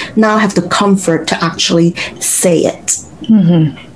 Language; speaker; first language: English; non-native, local second language; Cantonese